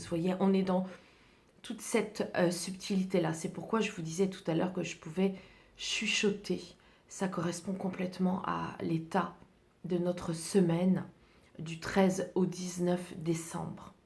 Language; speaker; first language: French; native; French